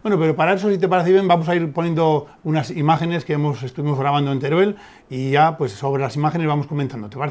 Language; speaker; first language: Spanish; native; Spanish